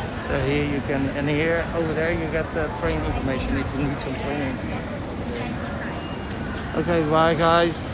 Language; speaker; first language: English; non-native, learner; Dutch